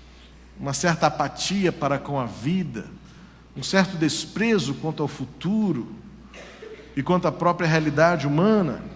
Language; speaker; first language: Portuguese; native; Portuguese